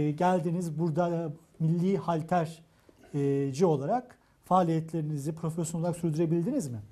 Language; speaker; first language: Turkish; native; Turkish